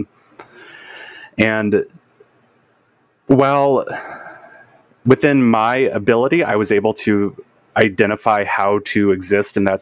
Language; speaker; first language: English; native; English